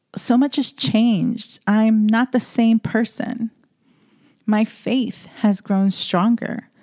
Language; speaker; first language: English; native; English